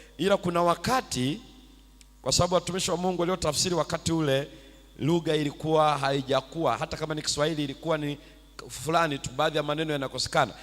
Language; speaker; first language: Swahili; native; Swahili